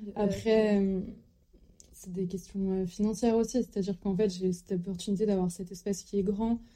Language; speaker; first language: French; native; French